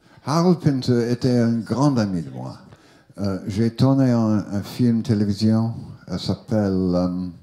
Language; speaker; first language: French; non-native, learner; English